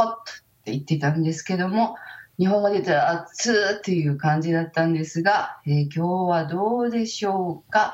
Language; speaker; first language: Japanese; native; Japanese